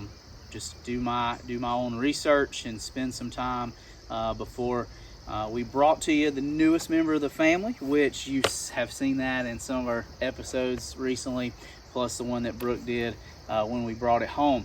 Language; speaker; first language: English; native; English